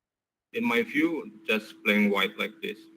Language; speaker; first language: English; non-native, learner; Indonesian